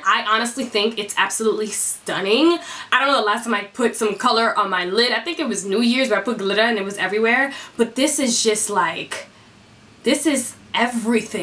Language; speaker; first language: English; early bilingual, other home language; Spanish